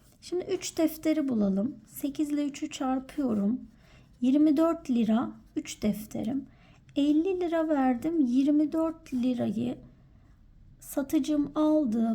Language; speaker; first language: Turkish; native; Turkish